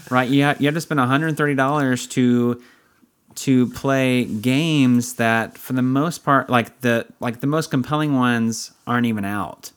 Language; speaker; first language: English; native; English